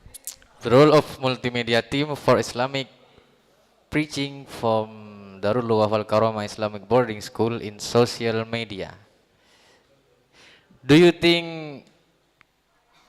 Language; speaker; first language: English; non-native, learner; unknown